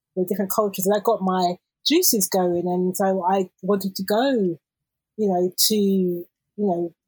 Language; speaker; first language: English; native; English